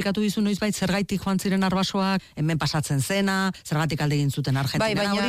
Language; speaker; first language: Basque; native; Basque